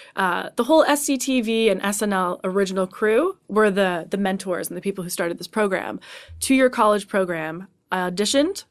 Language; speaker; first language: English; native; English